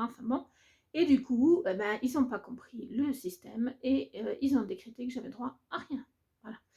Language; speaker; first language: French; native; French